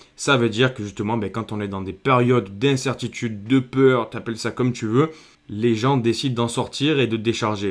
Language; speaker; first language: French; native; French